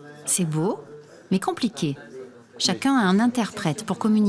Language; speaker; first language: French; native; French